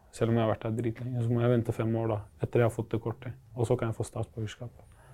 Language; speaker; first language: Norwegian; early bilingual, other home language; Arabic